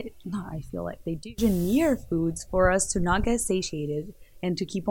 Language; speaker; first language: English; non-native, fluent; Portuguese